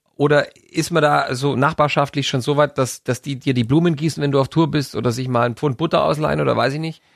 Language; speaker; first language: German; native; German